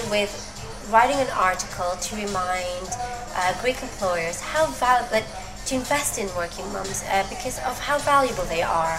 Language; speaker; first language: English; non-native, fluent; Greek